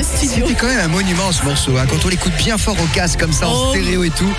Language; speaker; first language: French; native; French